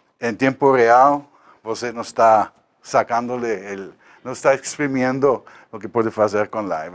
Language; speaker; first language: Portuguese; non-native, learner; Spanish